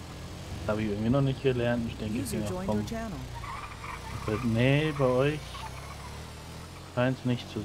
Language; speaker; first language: German; native; German